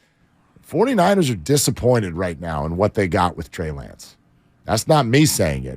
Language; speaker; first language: English; native; English